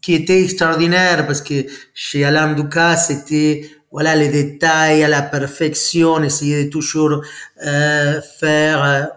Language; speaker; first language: French; non-native, fluent; Spanish